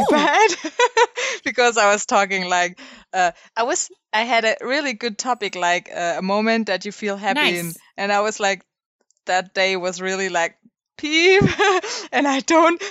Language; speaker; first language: English; non-native, fluent; German